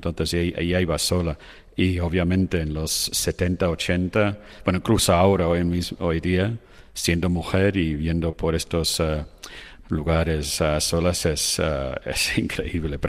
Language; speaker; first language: Spanish; non-native, fluent; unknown